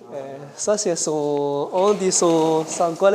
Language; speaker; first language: French; non-native, fluent; Chinese